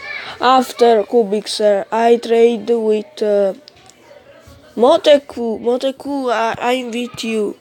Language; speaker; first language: English; non-native, learner; Italian